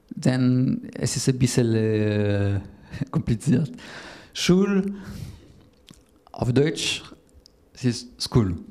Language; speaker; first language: German; non-native, learner; French